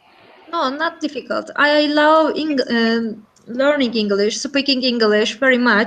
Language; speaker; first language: English; non-native, learner; Turkish